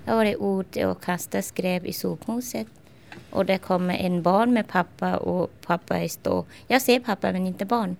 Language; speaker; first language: Swedish; non-native, learner; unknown